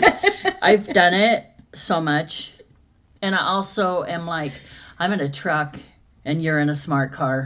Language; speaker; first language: English; native; English